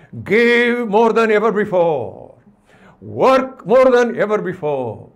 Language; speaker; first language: English; non-native, local second language; Tamil